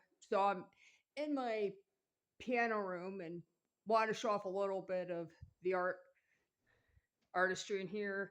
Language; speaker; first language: English; native; English